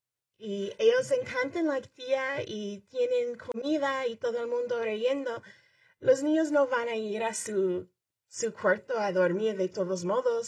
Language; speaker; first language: Spanish; early bilingual, heritage; Spanish